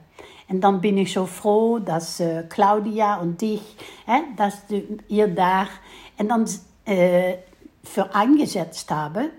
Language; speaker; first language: German; non-native, fluent; Dutch